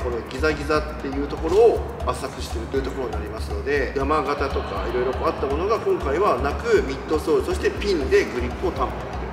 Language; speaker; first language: Japanese; native; Japanese